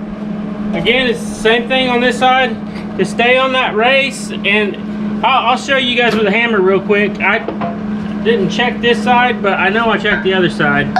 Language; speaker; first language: English; native; English